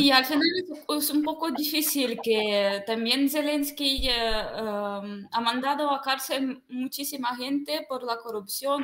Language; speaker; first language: Spanish; non-native, fluent; Russian